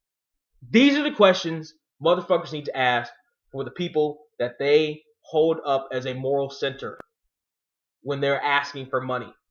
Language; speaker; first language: English; native; English